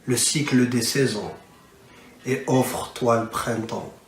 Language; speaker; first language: French; non-native, local second language; Arabic